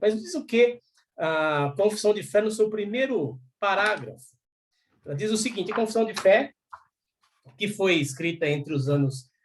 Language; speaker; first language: Portuguese; native; Portuguese